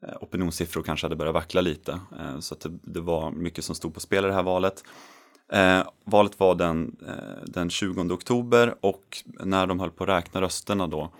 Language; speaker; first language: Swedish; native; Swedish